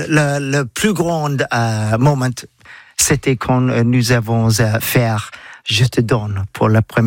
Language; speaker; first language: French; non-native, learner; English